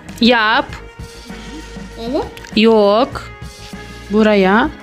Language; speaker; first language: Turkish; non-native, learner; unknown